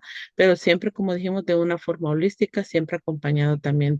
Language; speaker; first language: Spanish; native; Spanish